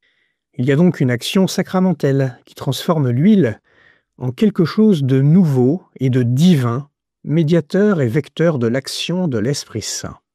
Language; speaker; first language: French; native; French